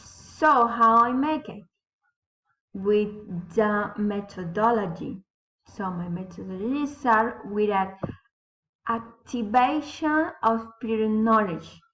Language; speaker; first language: English; non-native, learner; Spanish